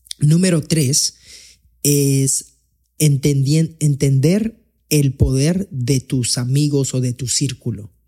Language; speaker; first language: Spanish; early bilingual, heritage; Spanish